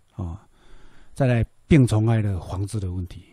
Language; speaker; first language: Chinese; native; Chinese